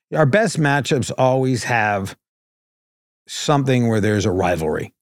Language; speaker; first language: English; native; English